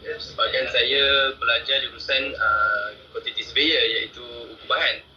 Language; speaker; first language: Malay; native; Malay